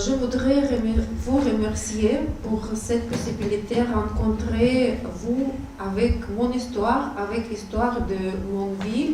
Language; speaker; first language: French; non-native, learner; Russian